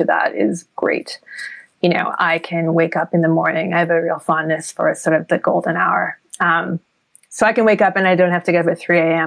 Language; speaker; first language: English; native; English